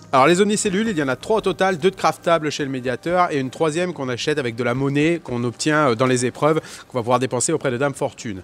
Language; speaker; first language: French; native; French